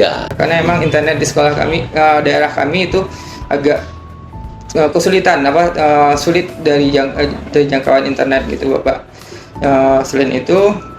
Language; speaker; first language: Indonesian; native; Indonesian